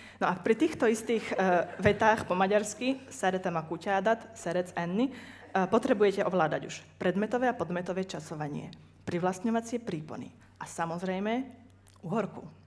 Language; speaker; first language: Slovak; native; Slovak